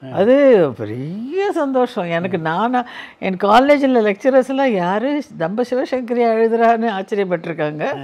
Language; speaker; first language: Tamil; native; Tamil